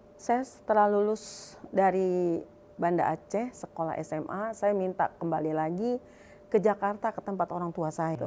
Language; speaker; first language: Indonesian; native; Indonesian